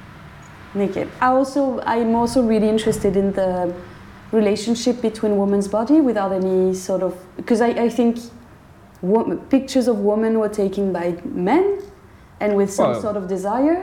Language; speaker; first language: English; non-native, fluent; French